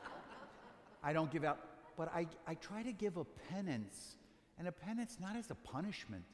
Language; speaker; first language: English; native; English